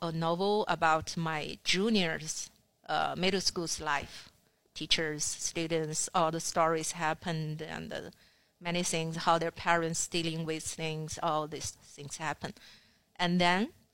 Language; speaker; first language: English; non-native, fluent; Chinese